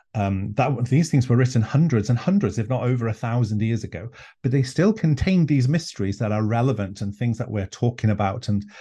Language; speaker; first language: English; non-native, local second language; Welsh